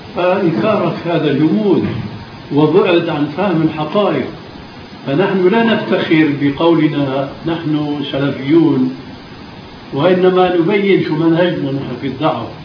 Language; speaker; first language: Arabic; early bilingual, other home language; Albanian